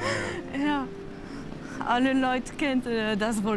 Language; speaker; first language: German; non-native, learner; French